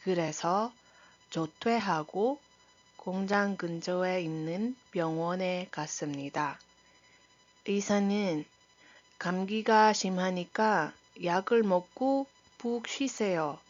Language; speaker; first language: Korean; non-native, fluent; Iloko